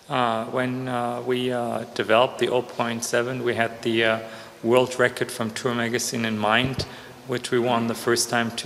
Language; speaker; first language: English; non-native, fluent; German